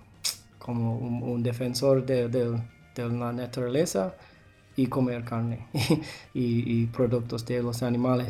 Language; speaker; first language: Spanish; non-native, learner; English